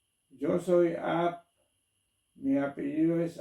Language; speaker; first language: Spanish; non-native, local second language; German